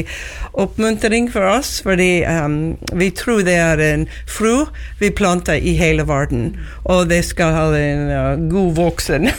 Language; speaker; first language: Norwegian; non-native, learner; English